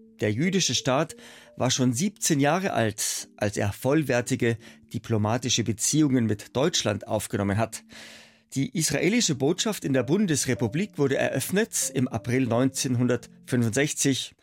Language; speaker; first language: German; native; German